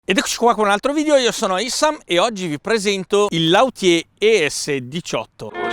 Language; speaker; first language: Italian; native; Italian